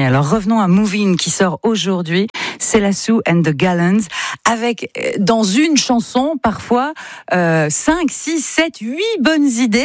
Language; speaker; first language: French; native; French